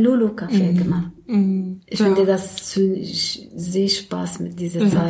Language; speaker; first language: German; non-native, learner; Arabic